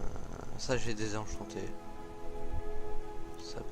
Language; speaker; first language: French; native; French